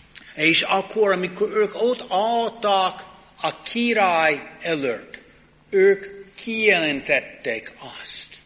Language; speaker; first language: Hungarian; non-native, learner; English